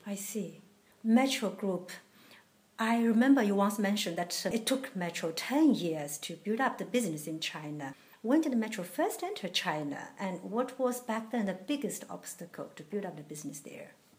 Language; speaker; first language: English; non-native, fluent; Chinese